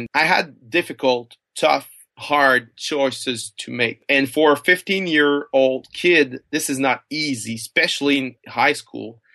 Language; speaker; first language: English; non-native, fluent; French